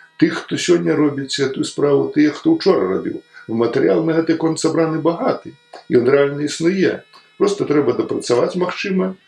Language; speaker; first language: Belarusian; native; Belarusian